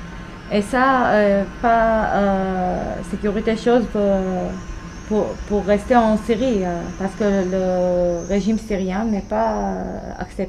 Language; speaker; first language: French; non-native, learner; Arabic